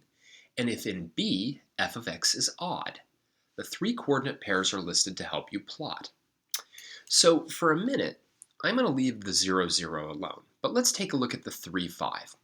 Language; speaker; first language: English; native; English